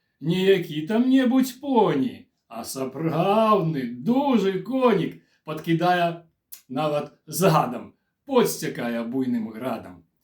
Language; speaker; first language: Belarusian; native; Belarusian